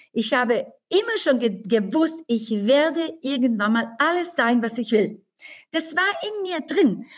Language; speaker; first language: German; non-native, fluent; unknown